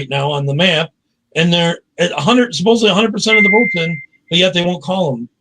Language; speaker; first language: English; native; English